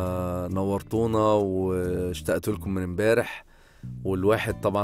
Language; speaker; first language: Arabic; native; Arabic